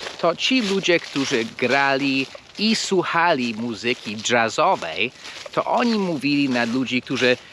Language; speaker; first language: Polish; non-native, fluent; English